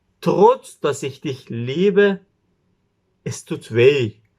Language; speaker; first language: German; non-native, learner; Turkish